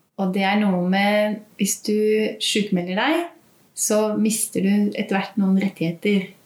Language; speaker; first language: Norwegian; native; Norwegian